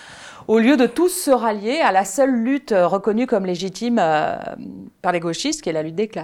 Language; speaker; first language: French; native; French